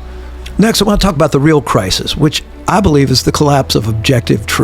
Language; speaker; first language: English; native; English